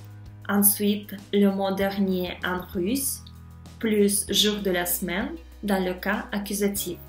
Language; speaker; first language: French; non-native, fluent; Russian